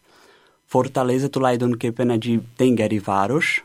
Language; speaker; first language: Hungarian; non-native, learner; Portuguese